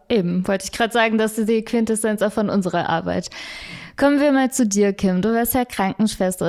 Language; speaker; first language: German; native; German